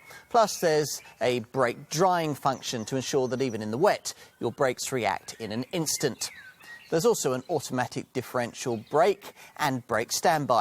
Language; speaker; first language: English; native; English